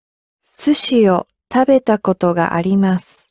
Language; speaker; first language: Japanese; non-native, learner; English